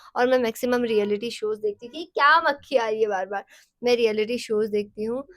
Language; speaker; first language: Hindi; non-native, local second language; Sicilian